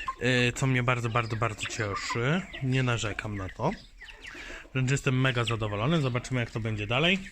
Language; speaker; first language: Polish; native; Polish